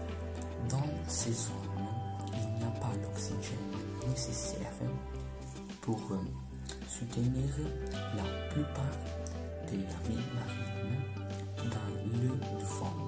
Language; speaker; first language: French; non-native, learner; Italian